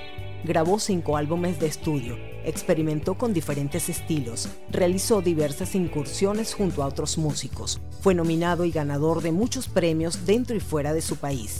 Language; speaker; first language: Spanish; native; Spanish